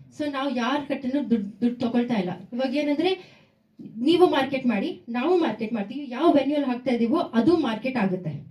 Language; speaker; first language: Kannada; non-native, local second language; Tamil